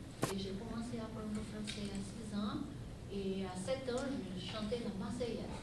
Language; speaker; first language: French; non-native, fluent; Portuguese